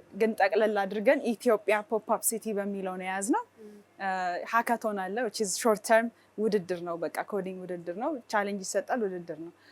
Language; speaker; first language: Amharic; native; Amharic